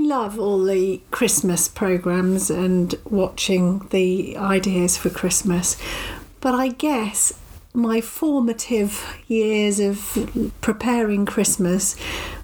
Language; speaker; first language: English; native; English